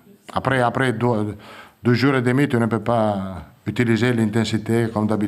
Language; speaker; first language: French; non-native, fluent; Italian